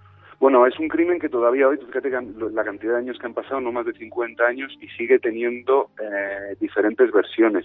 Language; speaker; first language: Spanish; native; Spanish